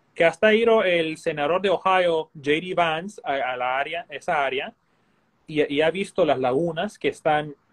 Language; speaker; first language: Spanish; early bilingual, heritage; Spanish